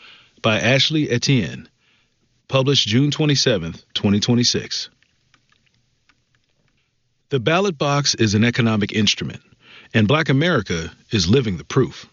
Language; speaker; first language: English; native; English